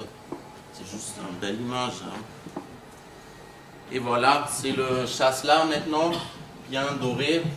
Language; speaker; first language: French; non-native, fluent; German